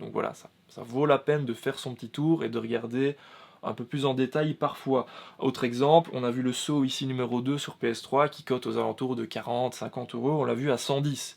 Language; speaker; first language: French; native; French